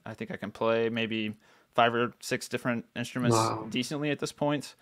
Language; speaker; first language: English; native; English